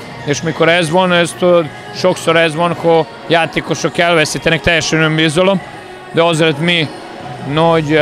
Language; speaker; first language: Hungarian; non-native, learner; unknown